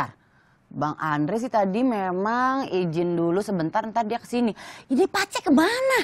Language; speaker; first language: Indonesian; native; Indonesian